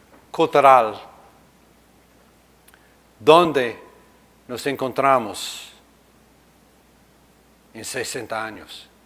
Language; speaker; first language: Spanish; non-native, fluent; English